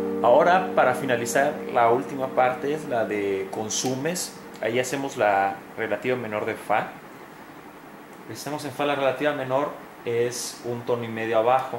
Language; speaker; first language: Spanish; native; Spanish